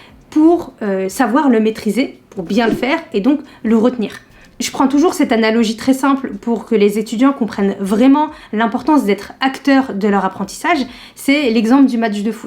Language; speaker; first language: French; native; French